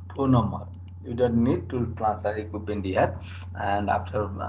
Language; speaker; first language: English; non-native, local second language; Nepali